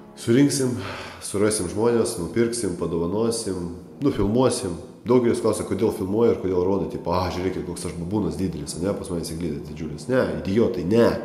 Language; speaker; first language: Lithuanian; non-native, local second language; Russian